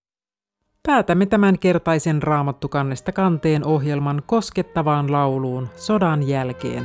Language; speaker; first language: Finnish; native; Finnish